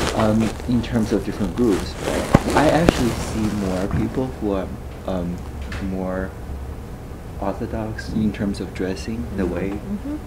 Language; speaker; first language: English; non-native, fluent; Chinese